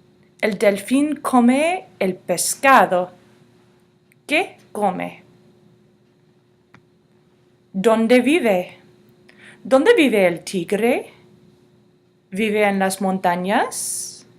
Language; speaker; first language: Spanish; non-native, fluent; English